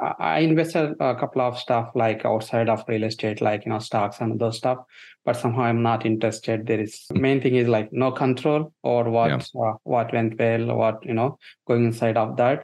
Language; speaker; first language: English; non-native, local second language; Telugu